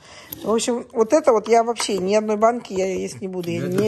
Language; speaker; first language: Russian; native; Russian